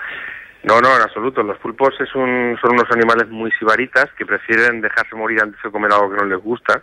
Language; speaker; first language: Spanish; native; Spanish